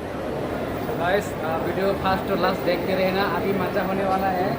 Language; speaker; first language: Hindi; non-native, local second language; Kok Borok